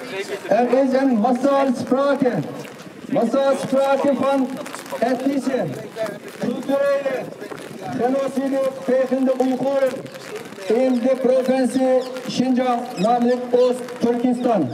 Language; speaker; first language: Dutch; non-native, fluent; Uyghur